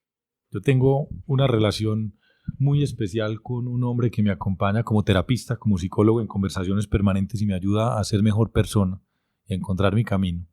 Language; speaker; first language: Spanish; native; Spanish